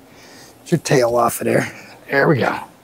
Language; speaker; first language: English; native; English